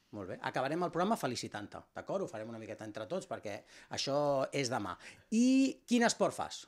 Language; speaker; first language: Catalan; native; Catalan